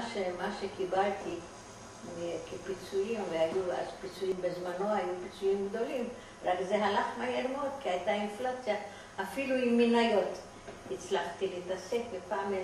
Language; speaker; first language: Hebrew; non-native, fluent; German